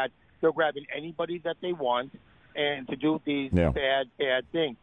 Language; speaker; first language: English; native; English